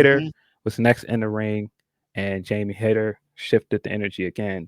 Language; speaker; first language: English; native; English